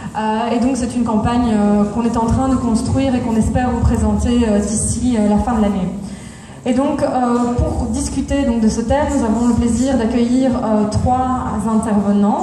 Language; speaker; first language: French; native; French